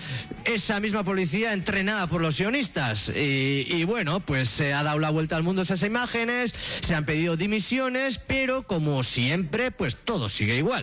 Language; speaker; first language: Spanish; native; Spanish